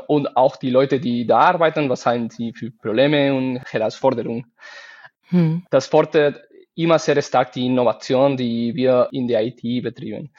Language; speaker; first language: German; non-native, fluent; Spanish